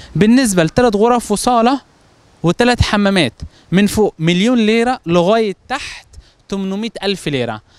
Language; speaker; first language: Arabic; native; Arabic